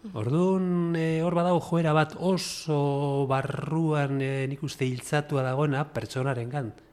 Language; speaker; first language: Basque; non-native, local second language; Spanish